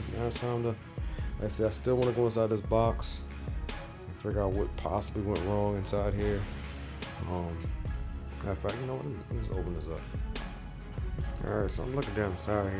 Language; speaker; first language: English; native; English